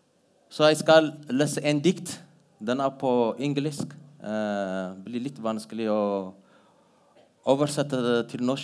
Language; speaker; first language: Norwegian; non-native, fluent; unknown